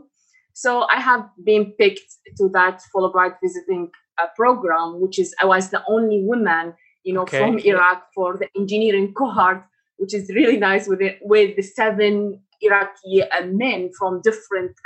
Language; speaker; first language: English; non-native, fluent; Arabic